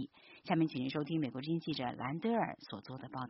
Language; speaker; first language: Chinese; native; Chinese